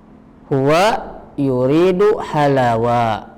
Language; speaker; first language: Arabic; non-native, fluent; Indonesian